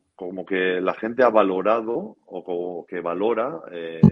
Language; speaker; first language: Spanish; native; Spanish